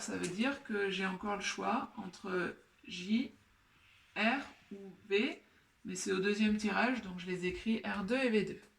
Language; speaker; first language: French; native; French